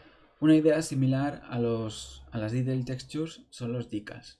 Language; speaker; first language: Spanish; native; Spanish